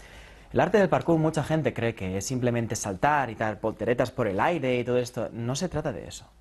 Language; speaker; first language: Spanish; native; Spanish